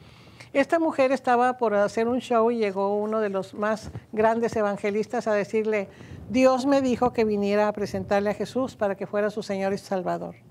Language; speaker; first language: Spanish; native; Spanish